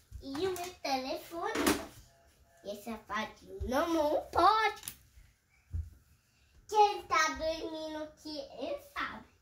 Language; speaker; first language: Portuguese; early bilingual, heritage; Portuguese